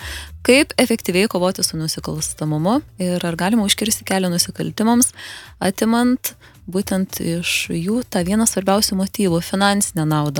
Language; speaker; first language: Lithuanian; native; Lithuanian